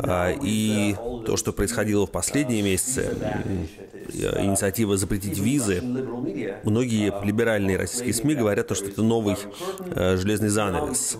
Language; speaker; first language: Russian; native; Russian